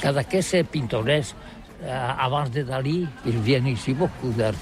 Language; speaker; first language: French; non-native, learner; Catalan